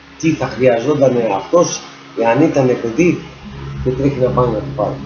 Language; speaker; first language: Greek; native; Greek